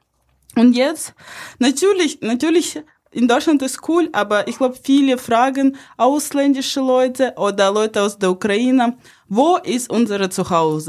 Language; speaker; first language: German; non-native, fluent; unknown